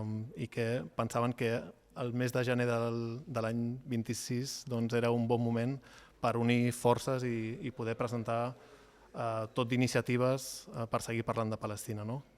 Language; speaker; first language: Catalan; native; Catalan